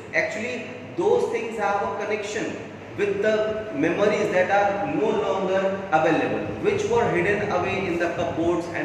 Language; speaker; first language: English; non-native, local second language; Hindi